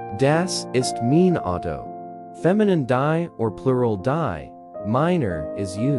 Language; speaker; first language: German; non-native, learner; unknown